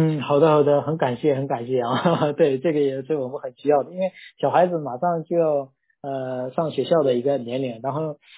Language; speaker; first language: Chinese; non-native, local second language; Korean